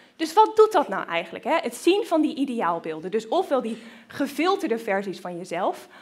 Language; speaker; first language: Dutch; native; Dutch